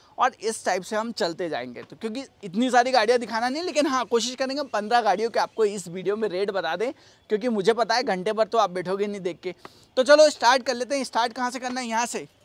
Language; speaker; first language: Hindi; native; Hindi